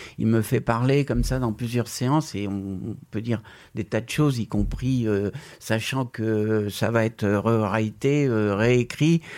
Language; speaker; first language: French; non-native, fluent; Spanish